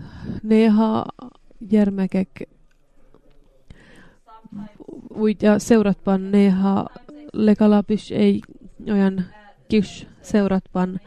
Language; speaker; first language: Hungarian; non-native, learner; Finnish